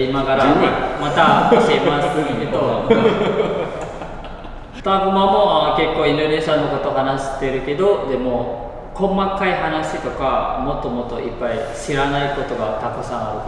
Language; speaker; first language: Japanese; non-native, learner; Indonesian